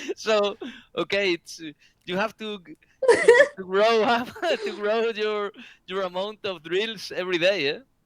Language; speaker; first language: English; non-native, learner; Spanish